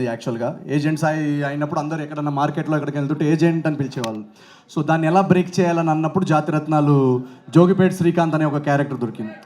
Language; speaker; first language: Telugu; native; Telugu